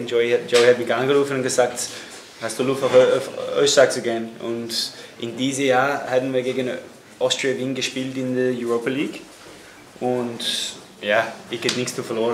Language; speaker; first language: German; non-native, fluent; English